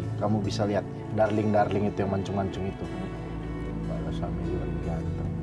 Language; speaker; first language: Indonesian; native; Indonesian